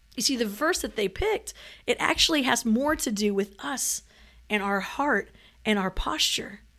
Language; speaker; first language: English; native; English